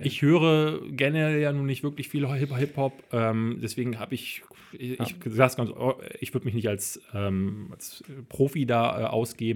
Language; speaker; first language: German; native; German